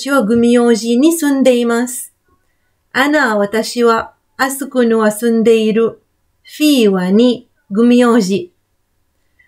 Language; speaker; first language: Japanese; non-native, fluent; Arabic